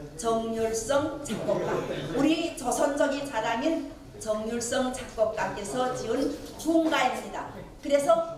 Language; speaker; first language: Korean; early bilingual, heritage; Korean